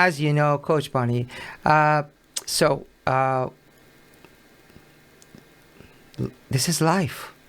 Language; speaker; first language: English; non-native, learner; Persian